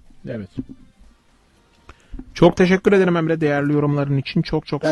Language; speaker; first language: Turkish; native; Turkish